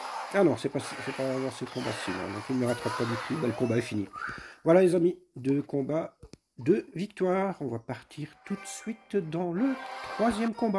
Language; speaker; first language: French; native; French